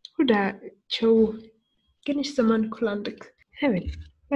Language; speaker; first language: Turkish; non-native, fluent; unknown